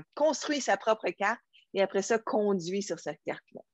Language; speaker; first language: French; native; French